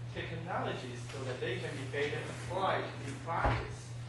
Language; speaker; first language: English; non-native, fluent; Chinese